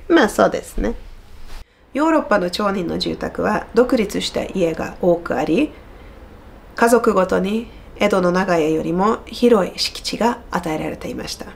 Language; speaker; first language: Japanese; non-native, fluent; Hungarian